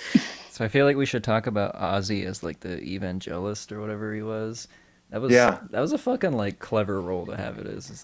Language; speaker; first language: English; native; English